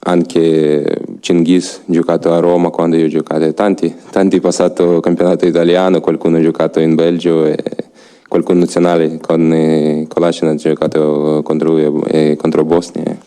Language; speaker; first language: Italian; non-native, learner; Ukrainian